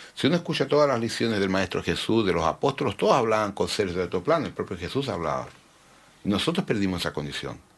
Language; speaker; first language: Spanish; early bilingual, heritage; Spanish